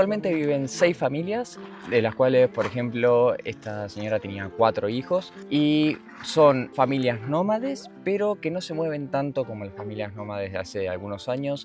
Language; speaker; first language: Spanish; native; Spanish